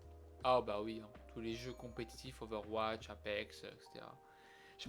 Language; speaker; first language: French; native; French